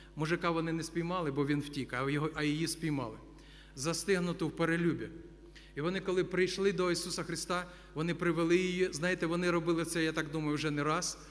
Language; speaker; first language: Ukrainian; non-native, local second language; Russian